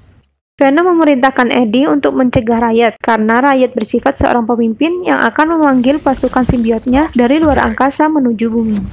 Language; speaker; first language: Indonesian; native; Indonesian